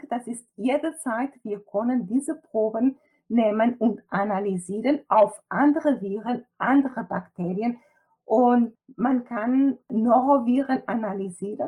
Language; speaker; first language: German; non-native, fluent; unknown